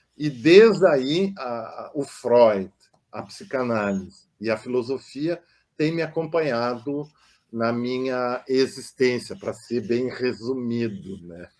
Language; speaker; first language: Portuguese; non-native, local second language; German